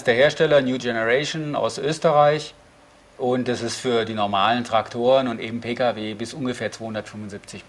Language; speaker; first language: German; native; German